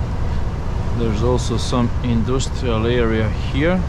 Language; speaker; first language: English; non-native, fluent; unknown